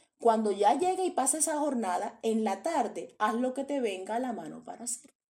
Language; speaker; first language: Spanish; native; Spanish